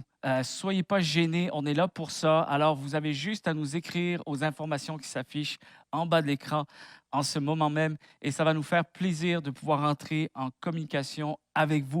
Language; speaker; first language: French; native; French